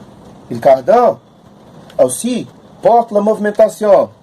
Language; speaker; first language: French; non-native, learner; Portuguese